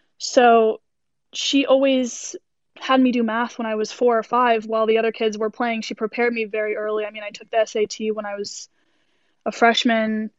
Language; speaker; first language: English; native; English